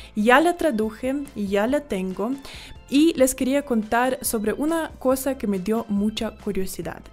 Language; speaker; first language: Spanish; non-native, fluent; Ukrainian